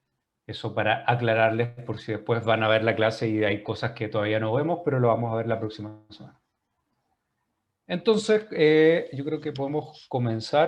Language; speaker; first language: Spanish; native; Spanish